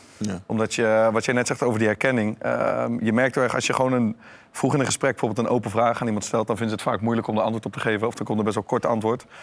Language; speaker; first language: Dutch; native; Dutch